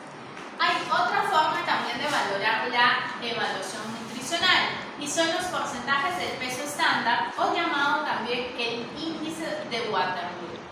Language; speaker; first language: Spanish; native; Spanish